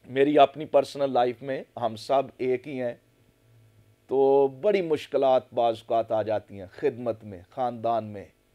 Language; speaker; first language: Urdu; non-native, local second language; Punjabi